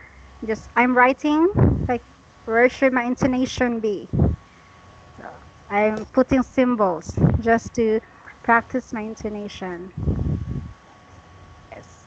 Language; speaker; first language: English; non-native, fluent; Cebuano